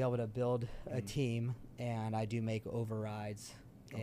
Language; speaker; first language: English; early bilingual, other home language; French